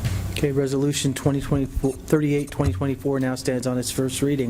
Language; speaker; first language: English; native; English